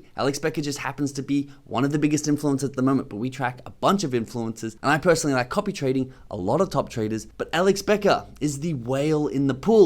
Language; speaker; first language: English; native; English